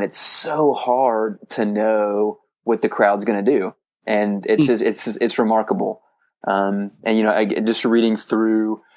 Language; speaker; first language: English; native; English